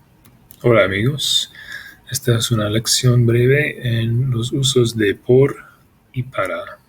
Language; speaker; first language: Spanish; non-native, fluent; English